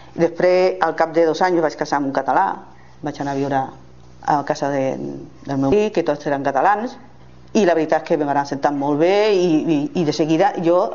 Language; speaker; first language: Catalan; non-native, local second language; Spanish